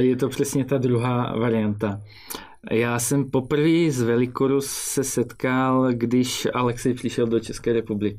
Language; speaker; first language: Czech; native; Czech